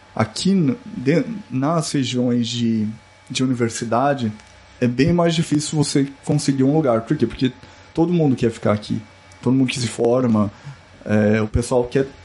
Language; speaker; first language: Portuguese; native; Portuguese